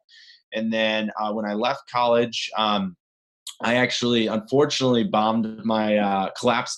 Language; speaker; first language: English; native; English